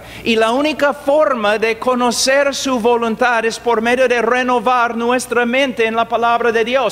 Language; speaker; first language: Spanish; non-native, fluent; English